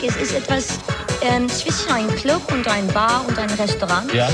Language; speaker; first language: German; non-native, learner; Dutch